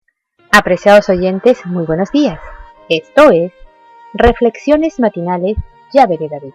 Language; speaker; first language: Spanish; native; Spanish